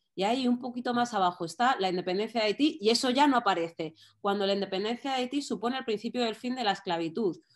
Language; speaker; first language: Spanish; native; Spanish